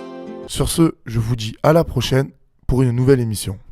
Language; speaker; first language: French; native; French